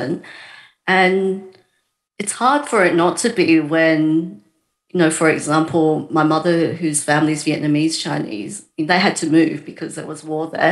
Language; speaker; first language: English; native; English